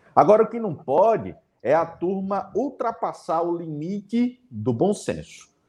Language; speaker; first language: Portuguese; native; Portuguese